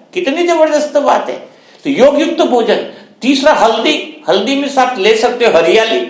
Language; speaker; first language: Hindi; non-native, local second language; Gujarati